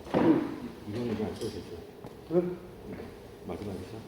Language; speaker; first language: Korean; native; Korean